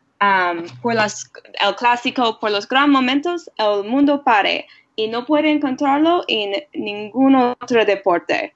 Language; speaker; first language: Spanish; non-native, learner; English